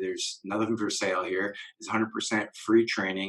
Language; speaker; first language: English; native; English